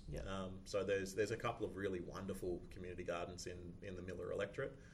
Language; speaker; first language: English; native; English